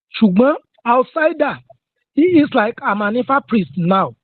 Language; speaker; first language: English; non-native, local second language; Yoruba